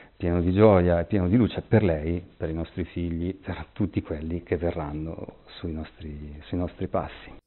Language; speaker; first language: Italian; native; Italian